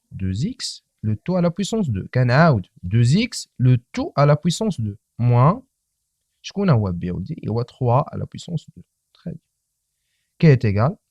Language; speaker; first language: French; non-native, local second language; Arabic